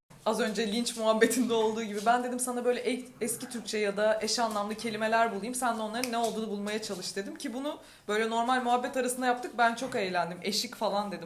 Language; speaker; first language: Turkish; native; Turkish